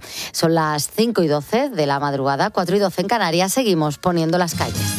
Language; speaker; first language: Spanish; native; Spanish